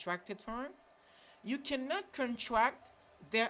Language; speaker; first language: English; non-native, fluent; Haitian Creole